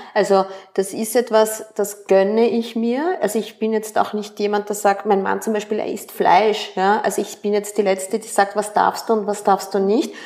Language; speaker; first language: German; early bilingual, other home language; Spanish